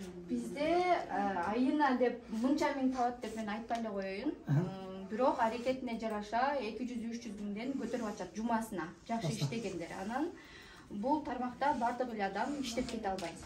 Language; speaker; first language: Kyrgyz; native; Kyrgyz